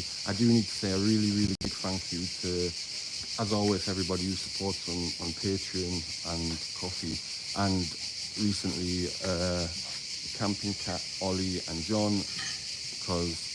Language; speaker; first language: English; native; English